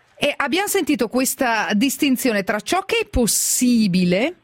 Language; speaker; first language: Italian; native; Italian